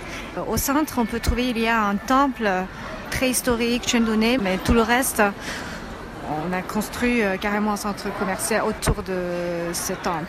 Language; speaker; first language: French; non-native, fluent; Chinese